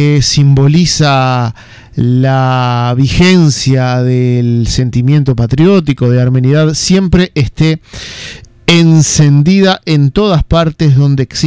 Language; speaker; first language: Spanish; native; Spanish